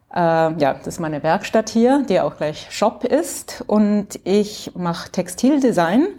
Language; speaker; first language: German; early bilingual, heritage; English